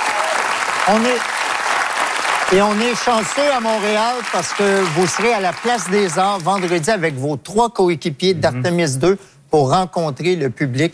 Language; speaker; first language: French; native; French